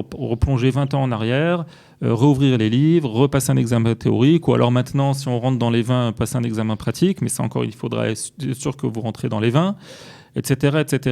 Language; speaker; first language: French; native; French